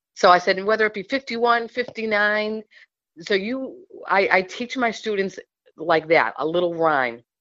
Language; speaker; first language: English; native; English